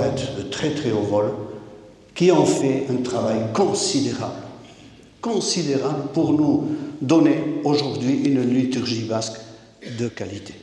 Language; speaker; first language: French; native; French